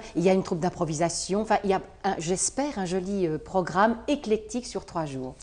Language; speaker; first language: French; native; French